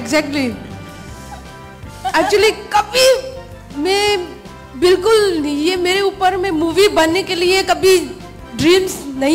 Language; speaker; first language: Hindi; non-native, local second language; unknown